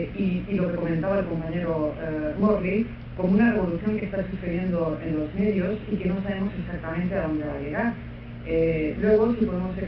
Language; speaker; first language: Spanish; native; Spanish